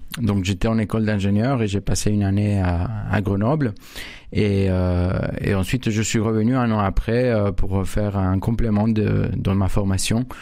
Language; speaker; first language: French; non-native, fluent; Spanish